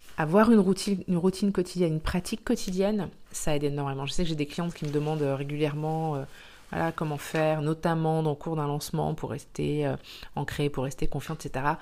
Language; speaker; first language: French; native; French